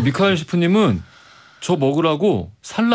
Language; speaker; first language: Korean; native; Korean